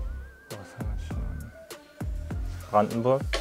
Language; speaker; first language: German; native; German